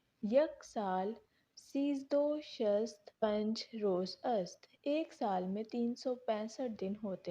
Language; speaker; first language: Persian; non-native, fluent; Urdu